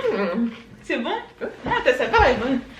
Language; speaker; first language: French; native; French